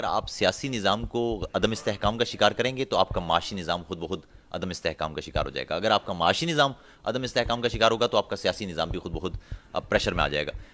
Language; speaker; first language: Urdu; non-native, local second language; Punjabi